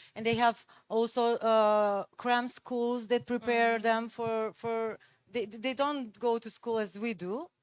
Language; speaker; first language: English; non-native, fluent; Macedonian